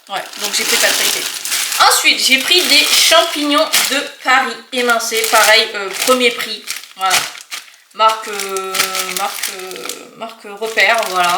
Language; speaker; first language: French; native; French